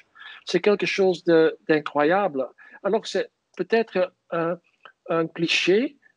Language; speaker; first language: French; non-native, fluent; Dutch